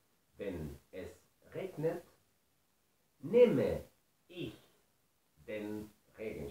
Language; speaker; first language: German; non-native, learner; Spanish